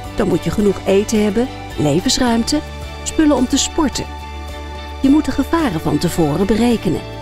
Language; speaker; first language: Dutch; non-native, fluent; English